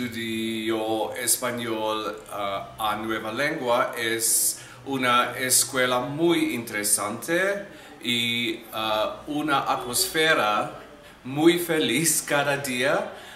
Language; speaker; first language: Spanish; non-native, learner; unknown